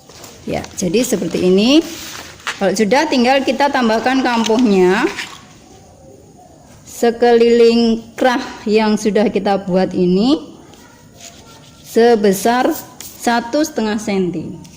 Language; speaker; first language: Indonesian; native; Indonesian